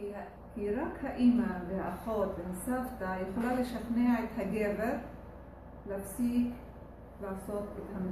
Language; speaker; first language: Hebrew; non-native, local second language; Arabic